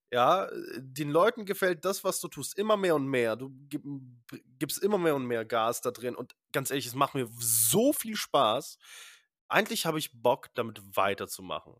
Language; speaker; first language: German; early bilingual, other home language; Polish